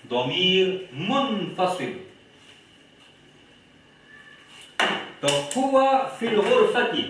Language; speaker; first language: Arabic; non-native, learner; Haitian Creole